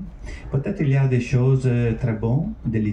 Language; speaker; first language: French; non-native, fluent; Italian